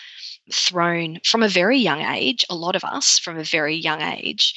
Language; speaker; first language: English; native; English